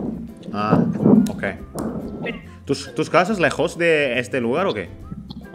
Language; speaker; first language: Spanish; non-native, fluent; Indonesian